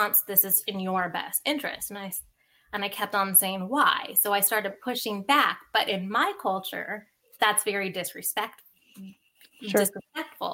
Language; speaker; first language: English; early bilingual, other home language; Sinhala